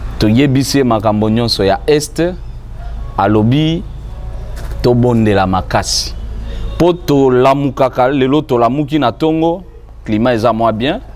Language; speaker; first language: Lingala; non-native, local second language; Swahili